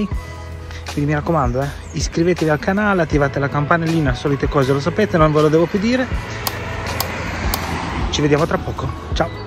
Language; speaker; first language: Italian; native; Italian